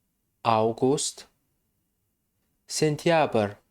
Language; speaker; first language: Russian; non-native, fluent; Tajik